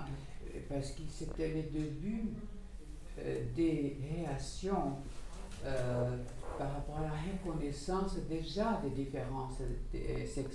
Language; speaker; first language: French; non-native, fluent; Portuguese